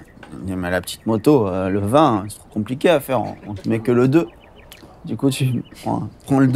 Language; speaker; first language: French; native; French